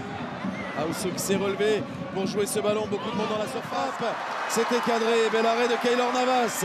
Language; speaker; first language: French; native; French